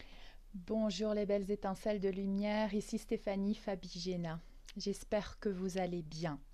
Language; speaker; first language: French; native; French